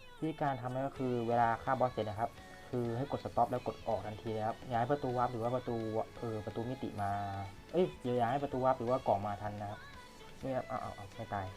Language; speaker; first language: Thai; native; Thai